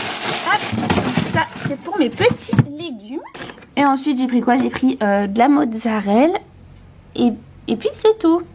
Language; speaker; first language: French; native; French